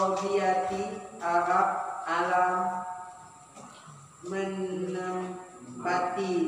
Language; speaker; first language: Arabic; non-native, learner; Indonesian